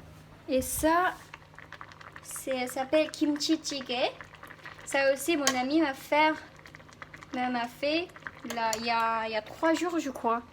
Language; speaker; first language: French; non-native, learner; Korean